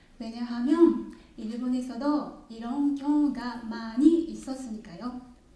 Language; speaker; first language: Korean; non-native, learner; Japanese